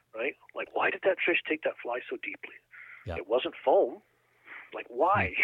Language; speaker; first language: English; native; English